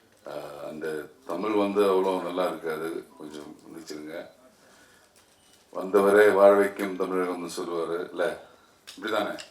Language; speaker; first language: Tamil; non-native, learner; Malayalam